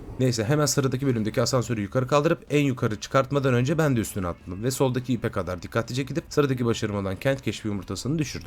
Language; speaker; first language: Turkish; native; Turkish